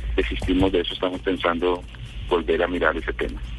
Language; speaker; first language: Spanish; native; Spanish